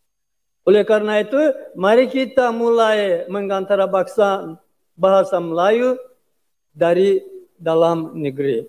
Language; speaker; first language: Indonesian; non-native, fluent; Azerbaijani